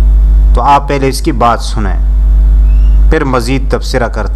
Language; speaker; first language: Urdu; native; Urdu